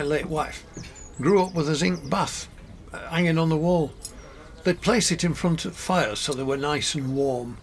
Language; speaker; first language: English; native; English